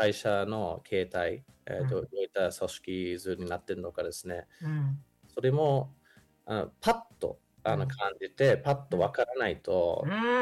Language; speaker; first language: Japanese; non-native, fluent; English